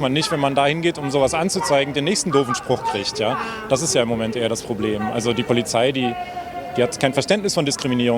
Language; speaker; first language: German; native; German